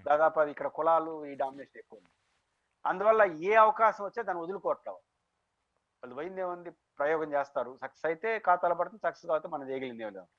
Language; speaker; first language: Telugu; native; Telugu